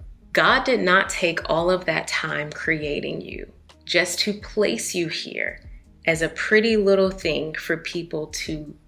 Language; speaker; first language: English; native; English